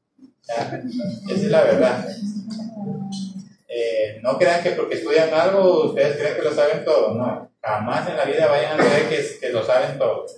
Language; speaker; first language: Spanish; native; Spanish